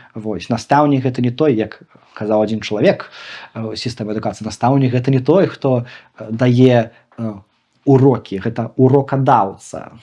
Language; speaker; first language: Belarusian; non-native, local second language; Russian